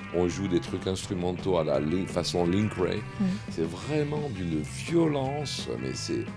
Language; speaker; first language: French; native; French